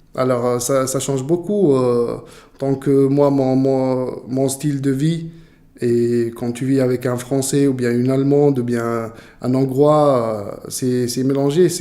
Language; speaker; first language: French; non-native, local second language; Arabic